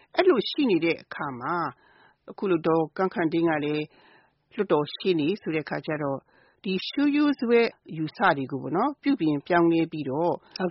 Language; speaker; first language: Burmese; native; Burmese